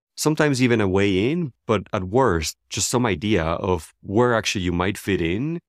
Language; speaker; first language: English; non-native, fluent; Spanish